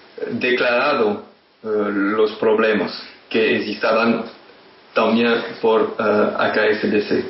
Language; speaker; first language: Spanish; non-native, fluent; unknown